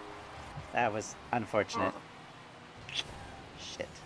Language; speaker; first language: English; native; English